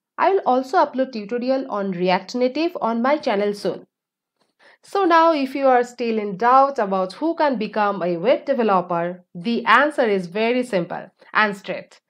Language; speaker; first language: English; non-native, local second language; Bangla